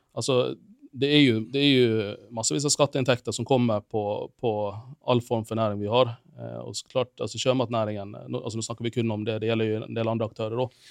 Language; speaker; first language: Norwegian; non-native, fluent; Finnish